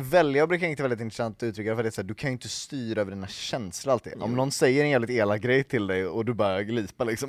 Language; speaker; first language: Swedish; native; Swedish